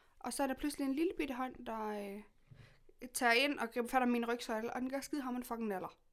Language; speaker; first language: Danish; native; Danish